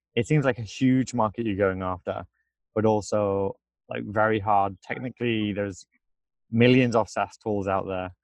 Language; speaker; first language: English; native; English